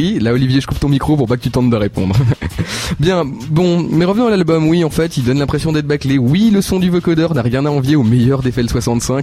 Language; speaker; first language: French; native; French